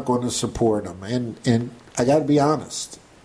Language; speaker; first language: English; native; English